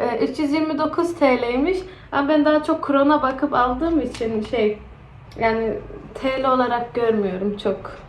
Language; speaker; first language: Turkish; early bilingual, heritage; Turkish